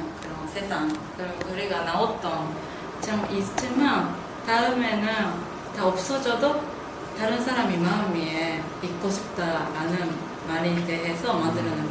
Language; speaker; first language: Korean; non-native, fluent; Japanese